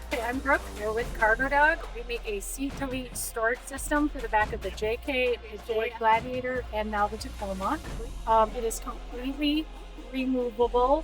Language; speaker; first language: English; native; English